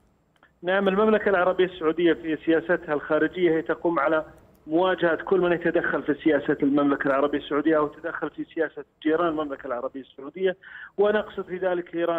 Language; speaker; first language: Arabic; native; Arabic